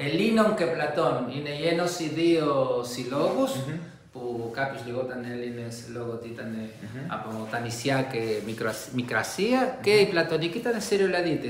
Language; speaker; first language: Greek; early bilingual, heritage; Spanish